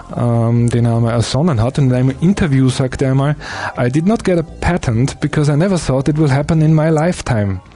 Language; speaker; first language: German; native; German